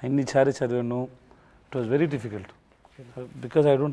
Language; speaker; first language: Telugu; non-native, learner; Tamil